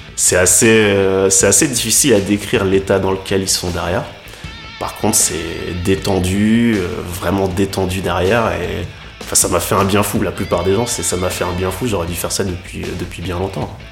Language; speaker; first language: French; native; French